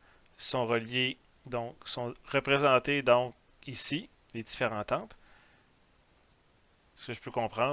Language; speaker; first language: French; native; French